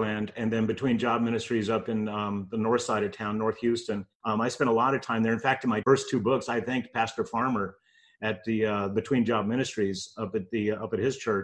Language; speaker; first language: English; native; English